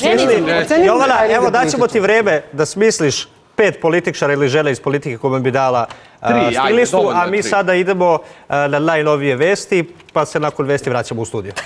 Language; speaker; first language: Serbian; native; Serbian